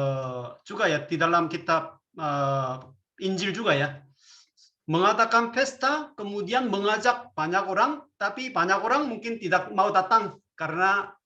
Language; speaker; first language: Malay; non-native, fluent; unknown